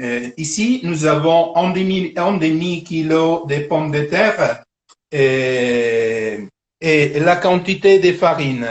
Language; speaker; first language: French; non-native, fluent; Italian